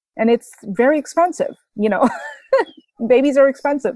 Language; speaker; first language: English; non-native, local second language; Bangla